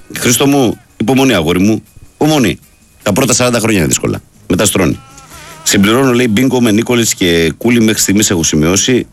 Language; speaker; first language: Greek; native; Greek